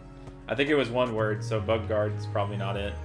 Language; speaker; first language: English; native; English